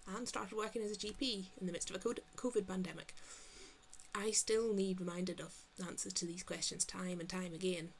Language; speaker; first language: English; native; English